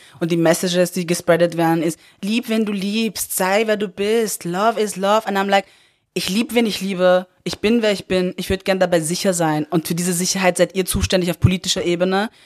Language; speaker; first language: German; early bilingual, other home language; Persian